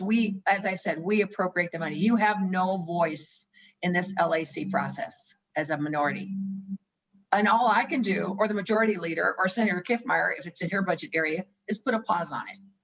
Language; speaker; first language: English; native; English